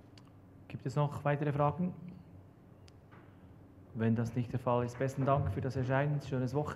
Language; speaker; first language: German; native; German